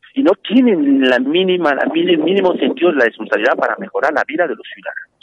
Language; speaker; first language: Spanish; non-native, fluent; French